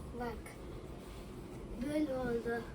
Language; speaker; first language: Turkish; native; Turkish